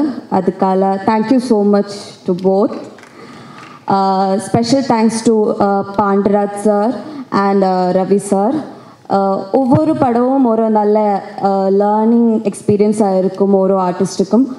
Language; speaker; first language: Tamil; non-native, learner; Malayalam